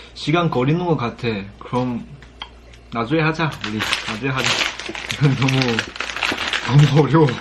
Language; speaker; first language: Korean; non-native, fluent; Chinese